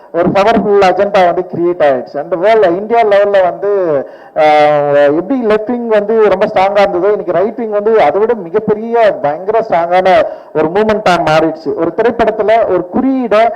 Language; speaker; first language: Tamil; native; Tamil